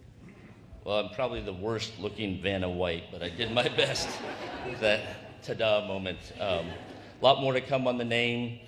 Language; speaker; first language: English; native; English